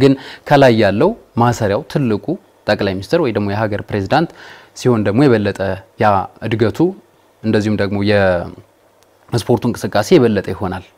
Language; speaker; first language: Amharic; native; Amharic